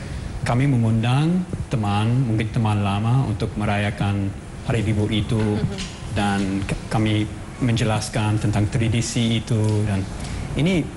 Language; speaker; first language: Indonesian; non-native, fluent; English